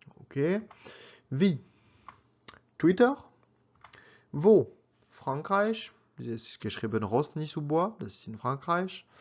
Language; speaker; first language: German; non-native, learner; French